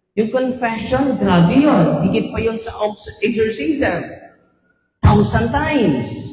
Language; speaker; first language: Filipino; non-native, local second language; Cebuano